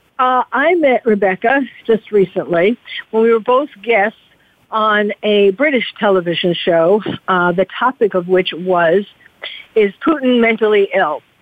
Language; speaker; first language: English; native; English